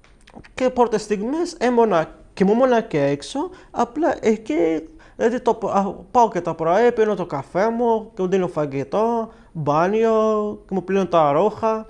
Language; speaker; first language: Greek; non-native, learner; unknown